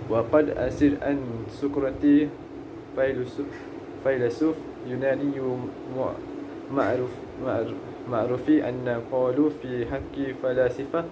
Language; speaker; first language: Arabic; non-native, learner; Malay